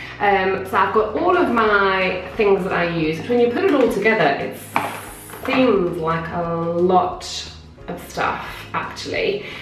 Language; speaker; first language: English; native; English